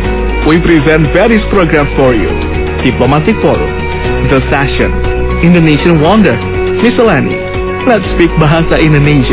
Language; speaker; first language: English; non-native, fluent; Indonesian